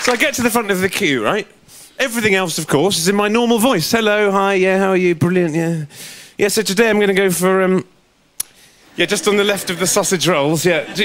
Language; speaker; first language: English; native; English